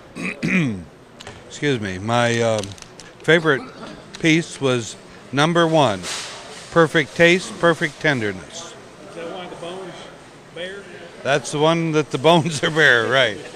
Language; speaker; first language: English; native; English